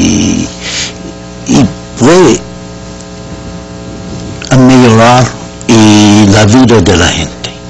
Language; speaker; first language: Spanish; non-native, fluent; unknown